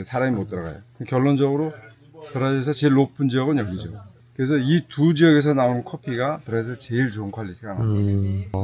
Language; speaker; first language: Korean; early bilingual, heritage; Korean